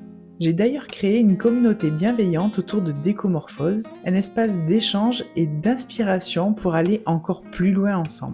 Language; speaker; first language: French; native; French